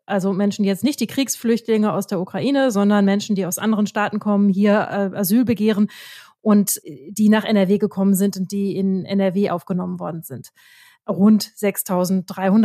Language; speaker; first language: German; native; German